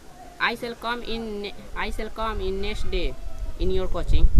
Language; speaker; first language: English; non-native, learner; Hindi